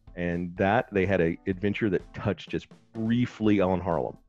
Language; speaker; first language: English; native; English